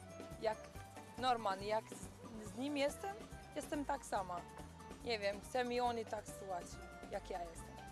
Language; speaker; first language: Polish; non-native, learner; Albanian